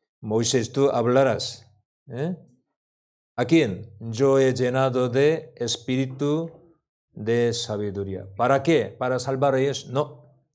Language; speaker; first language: Spanish; non-native, learner; Korean